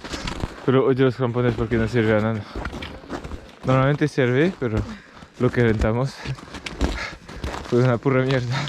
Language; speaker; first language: Spanish; non-native, learner; French